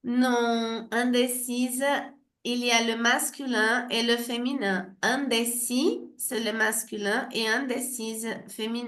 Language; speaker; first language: French; non-native, fluent; Portuguese